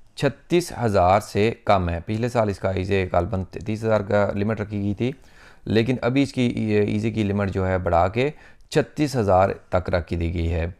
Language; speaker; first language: Urdu; non-native, local second language; Punjabi